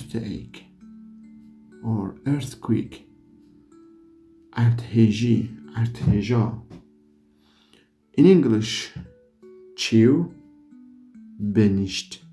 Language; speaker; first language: English; non-native, learner; Kurdish